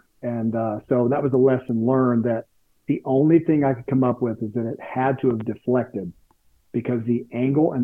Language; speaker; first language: English; native; English